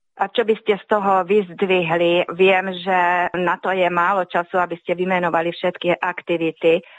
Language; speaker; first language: Slovak; early bilingual, heritage; Slovak